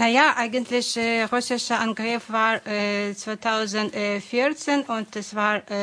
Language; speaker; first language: German; non-native, fluent; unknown